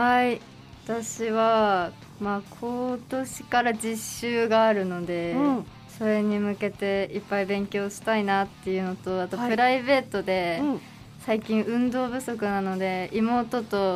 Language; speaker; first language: Japanese; native; Japanese